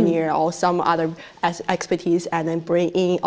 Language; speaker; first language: English; non-native, fluent; Chinese